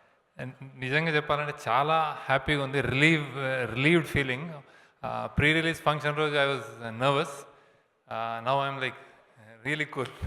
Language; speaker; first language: Telugu; native; Telugu